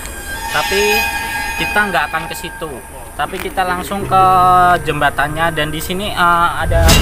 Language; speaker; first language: Indonesian; native; Indonesian